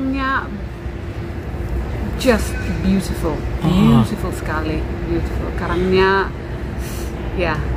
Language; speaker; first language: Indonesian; non-native, local second language; English